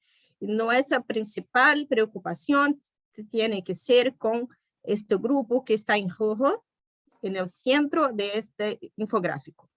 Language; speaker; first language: Spanish; non-native, fluent; Portuguese